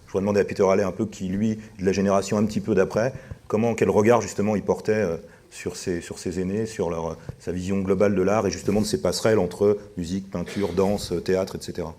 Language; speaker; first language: French; native; French